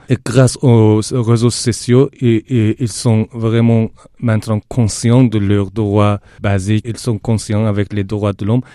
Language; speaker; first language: French; non-native, fluent; Persian